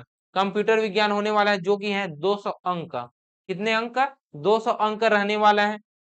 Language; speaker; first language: Hindi; native; Hindi